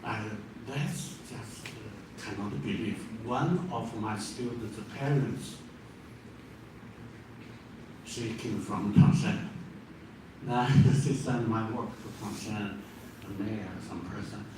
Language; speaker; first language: English; non-native, learner; Chinese